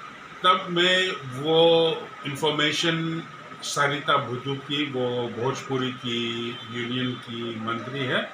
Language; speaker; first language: Hindi; non-native, learner; English